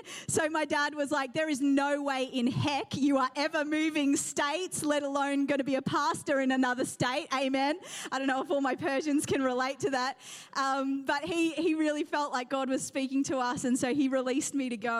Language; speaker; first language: English; native; English